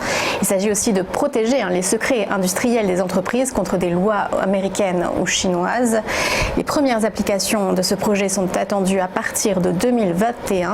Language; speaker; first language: French; native; French